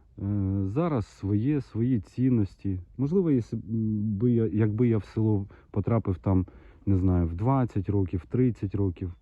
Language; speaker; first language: Ukrainian; non-native, local second language; Russian